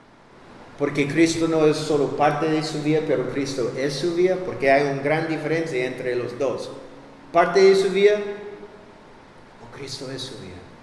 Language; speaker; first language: Spanish; non-native, fluent; English